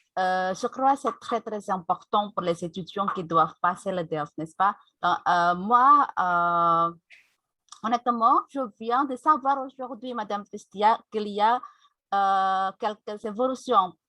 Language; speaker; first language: French; non-native, fluent; Indonesian